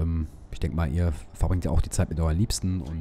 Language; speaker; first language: German; native; German